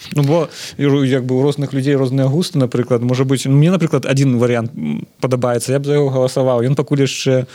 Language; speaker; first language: Belarusian; native; Belarusian